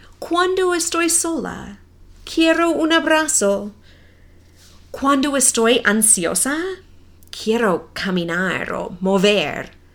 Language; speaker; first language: Spanish; non-native, fluent; English